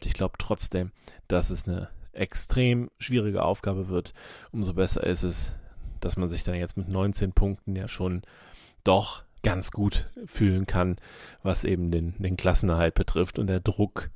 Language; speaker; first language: German; native; German